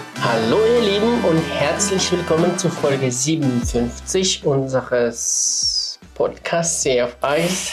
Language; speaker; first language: German; non-native, fluent; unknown